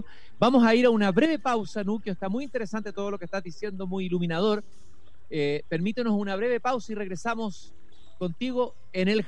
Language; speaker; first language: Spanish; native; Spanish